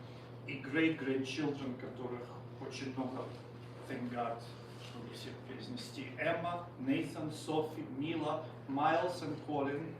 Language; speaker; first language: Russian; native; Russian